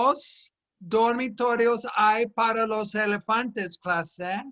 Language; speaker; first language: Spanish; non-native, fluent; English